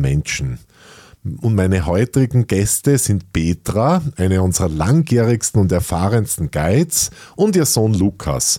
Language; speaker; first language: German; native; German